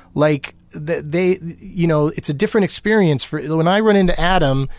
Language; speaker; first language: English; native; English